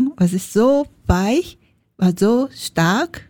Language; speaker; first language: German; non-native, learner; Japanese